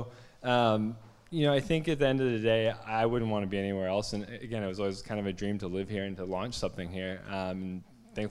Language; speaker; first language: English; native; English